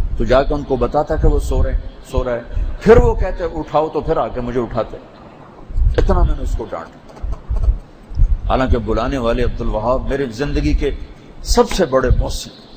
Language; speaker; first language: Urdu; non-native, local second language; Punjabi